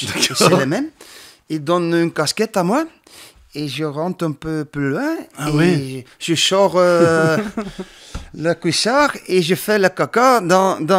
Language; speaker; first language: French; non-native, learner; Dutch